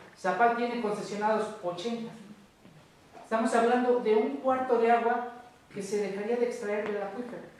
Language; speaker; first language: Spanish; native; Spanish